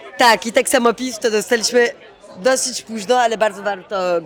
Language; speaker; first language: Polish; early bilingual, heritage; Polish